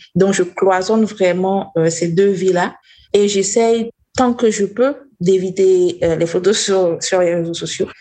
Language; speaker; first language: French; non-native, local second language; Mossi